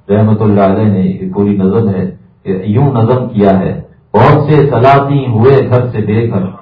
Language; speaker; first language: Urdu; native; Urdu